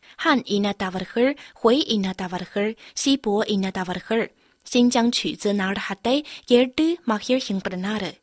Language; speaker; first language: Tamil; non-native, fluent; Chinese